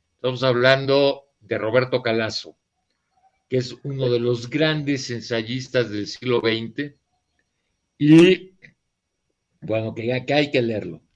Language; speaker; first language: Spanish; native; Spanish